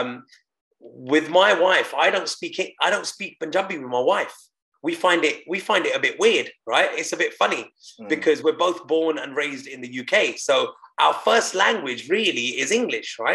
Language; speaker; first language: English; non-native, local second language; Punjabi